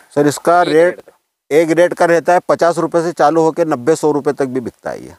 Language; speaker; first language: Hindi; native; Hindi